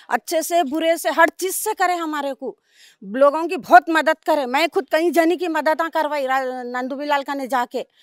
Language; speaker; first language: Hindi; native; Hindi